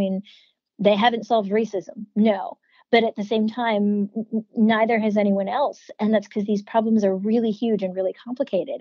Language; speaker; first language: English; native; English